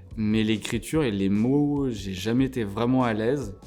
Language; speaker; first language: French; native; French